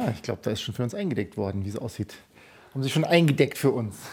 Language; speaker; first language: German; native; German